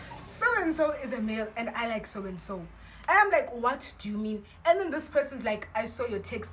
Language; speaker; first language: English; non-native, local second language; Xhosa